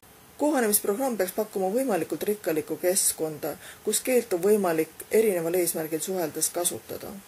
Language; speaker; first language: Estonian; native; Estonian